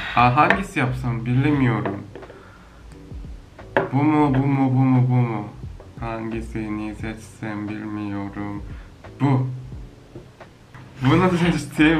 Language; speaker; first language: Turkish; non-native, learner; Korean